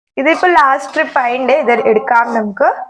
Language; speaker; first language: Malayalam; non-native, learner; Hindi